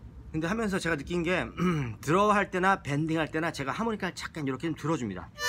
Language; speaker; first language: Korean; native; Korean